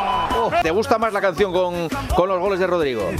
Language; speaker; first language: Spanish; native; Spanish